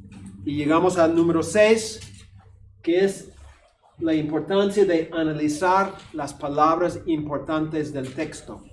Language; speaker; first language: Spanish; non-native, fluent; English